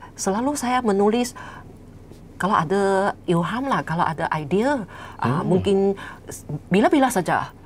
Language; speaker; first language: Malay; non-native, local second language; Chinese